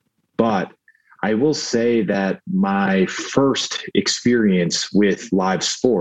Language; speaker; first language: English; early bilingual, other home language; Korean